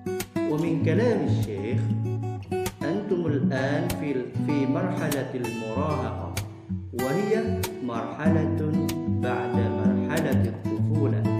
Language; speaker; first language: Arabic; non-native, fluent; Indonesian